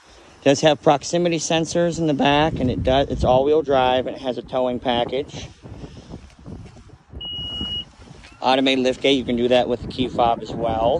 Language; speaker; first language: English; native; English